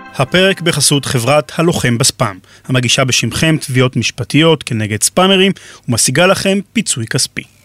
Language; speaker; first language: Hebrew; native; Hebrew